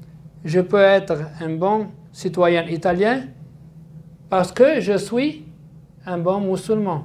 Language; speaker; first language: French; non-native, fluent; Arabic